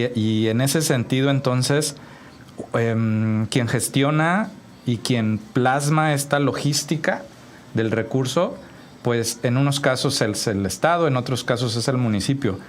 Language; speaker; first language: Spanish; native; Spanish